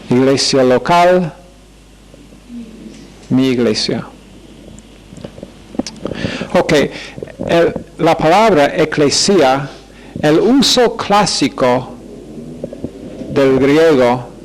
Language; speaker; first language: Spanish; non-native, fluent; English